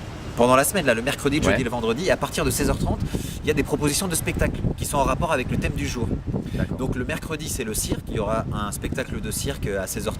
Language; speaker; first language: French; native; French